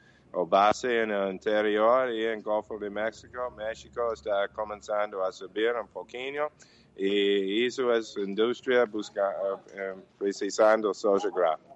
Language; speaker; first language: Portuguese; non-native, fluent; English